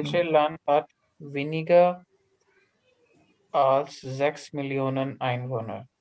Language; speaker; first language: German; non-native, learner; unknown